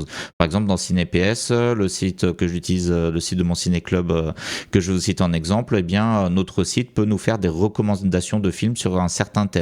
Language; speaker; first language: French; native; French